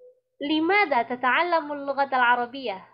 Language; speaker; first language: Arabic; non-native, fluent; Indonesian